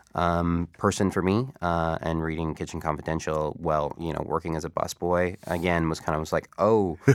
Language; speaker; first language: English; native; English